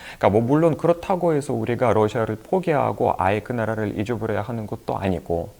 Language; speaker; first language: Korean; non-native, fluent; Russian